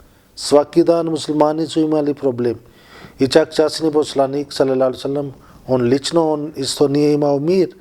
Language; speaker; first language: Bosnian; non-native, learner; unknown